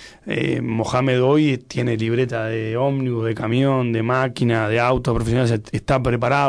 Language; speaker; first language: Spanish; native; Spanish